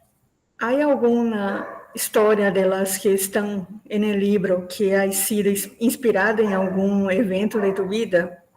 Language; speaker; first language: Spanish; non-native, learner; Portuguese